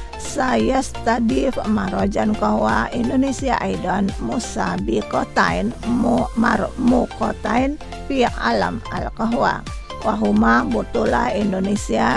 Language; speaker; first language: Arabic; non-native, fluent; Indonesian